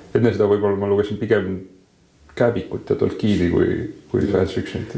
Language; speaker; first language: Estonian; native; Estonian